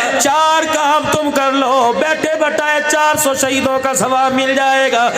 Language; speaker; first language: Urdu; non-native, local second language; Punjabi